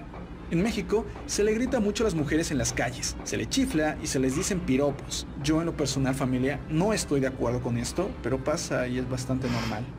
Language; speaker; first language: Spanish; native; Spanish